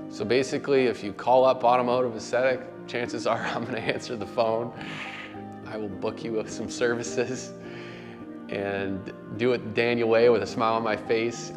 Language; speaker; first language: English; native; English